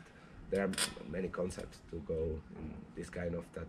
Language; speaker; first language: English; non-native, learner; Spanish